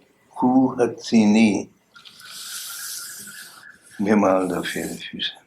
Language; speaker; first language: German; non-native, learner; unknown